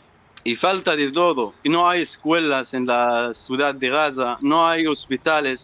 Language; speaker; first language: Spanish; non-native, learner; Arabic